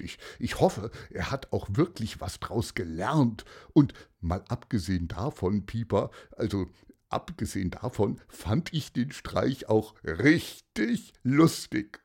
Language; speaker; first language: German; native; German